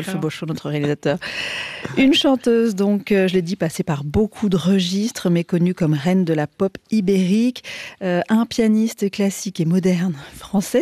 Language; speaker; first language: French; native; French